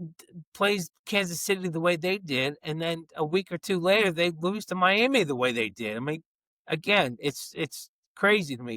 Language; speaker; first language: English; native; English